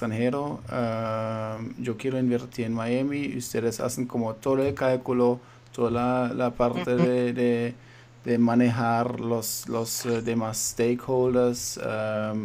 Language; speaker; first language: Spanish; non-native, fluent; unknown